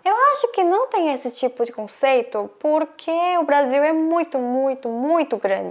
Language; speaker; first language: Portuguese; non-native, fluent; Korean